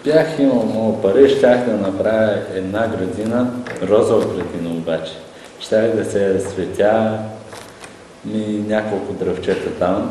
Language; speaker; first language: Bulgarian; non-native, local second language; Turkish